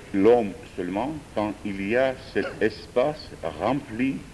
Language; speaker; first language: French; non-native, fluent; Georgian